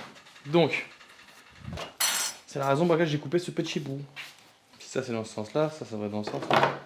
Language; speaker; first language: French; native; French